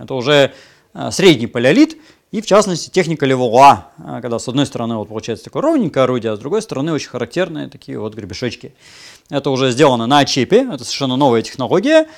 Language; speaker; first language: Russian; native; Russian